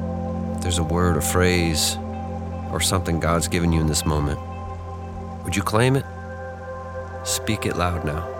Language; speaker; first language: English; native; English